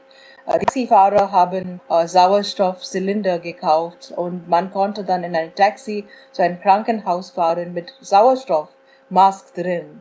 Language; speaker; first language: German; non-native, fluent; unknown